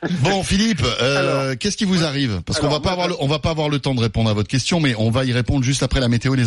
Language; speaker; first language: French; native; French